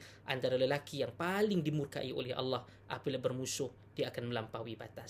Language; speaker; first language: Malay; native; Malay